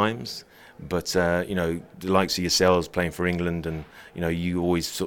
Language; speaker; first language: English; native; English